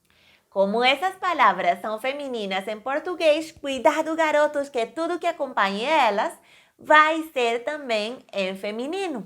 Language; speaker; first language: Portuguese; non-native, fluent; Spanish